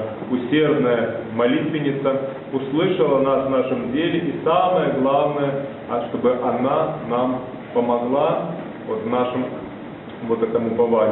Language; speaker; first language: Russian; native; Russian